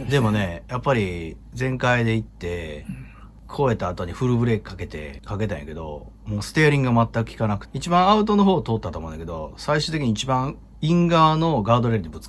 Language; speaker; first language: Japanese; native; Japanese